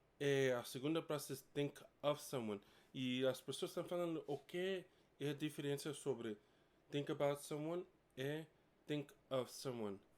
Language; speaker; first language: Portuguese; non-native, fluent; English